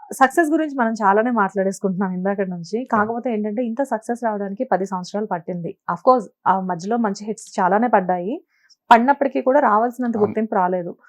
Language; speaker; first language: Telugu; native; Telugu